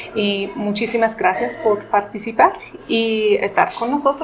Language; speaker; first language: Spanish; non-native, fluent; English